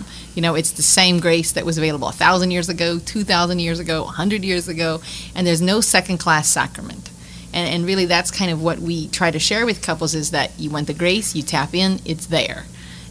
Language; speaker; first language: English; native; English